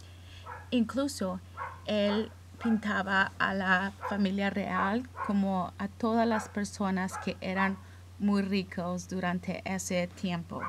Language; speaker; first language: Spanish; early bilingual, heritage; English